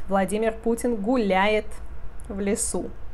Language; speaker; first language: Russian; non-native, fluent; Portuguese